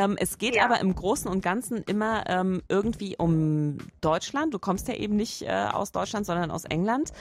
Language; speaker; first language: German; native; German